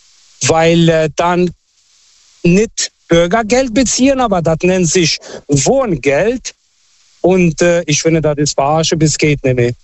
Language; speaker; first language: German; non-native, fluent; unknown